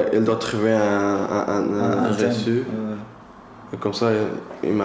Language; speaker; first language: French; non-native, learner; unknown